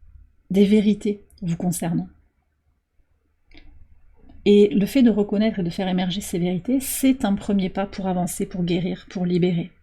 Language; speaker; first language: French; native; French